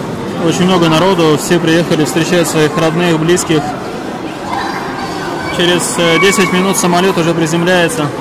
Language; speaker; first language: Russian; native; Russian